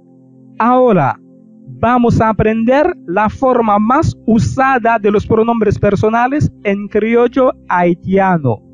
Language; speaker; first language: Spanish; non-native, fluent; Haitian Creole